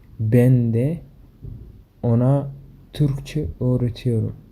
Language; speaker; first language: Turkish; non-native, fluent; Somali